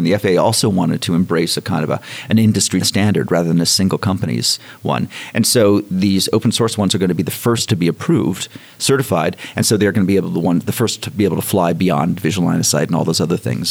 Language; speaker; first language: English; native; English